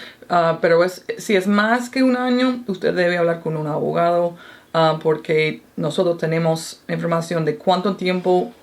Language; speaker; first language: Spanish; non-native, fluent; English